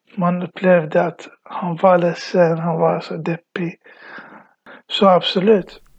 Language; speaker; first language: Swedish; early bilingual, other home language; Arabic